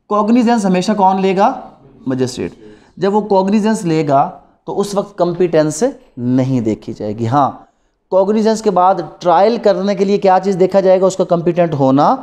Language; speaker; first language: Urdu; non-native, local second language; Punjabi